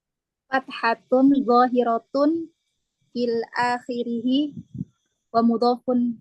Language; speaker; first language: Arabic; non-native, learner; Indonesian